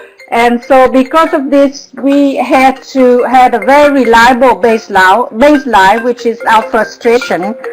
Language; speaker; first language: English; non-native, fluent; Vietnamese